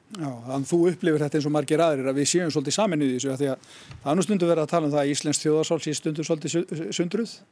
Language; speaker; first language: Icelandic; native; Icelandic